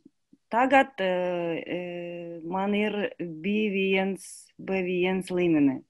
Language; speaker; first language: Latvian; non-native, learner; Kazakh